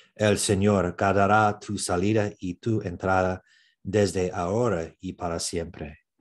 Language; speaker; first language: Spanish; non-native, learner; English